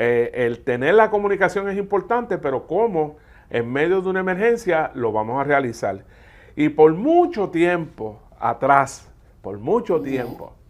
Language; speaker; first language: Spanish; native; Spanish